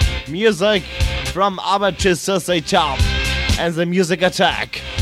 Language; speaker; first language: English; non-native, fluent; German